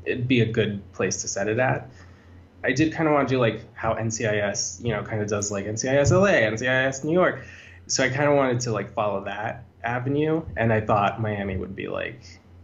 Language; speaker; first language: English; native; English